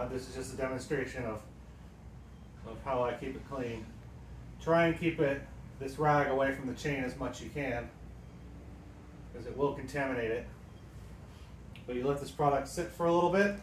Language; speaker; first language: English; native; English